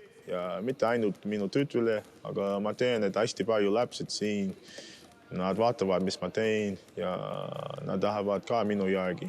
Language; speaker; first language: Estonian; non-native, fluent; English